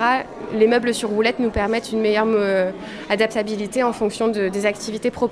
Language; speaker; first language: French; native; French